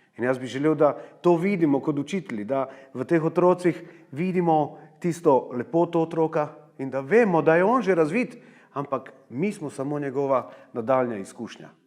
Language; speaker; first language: Slovenian; early bilingual, heritage; Slovak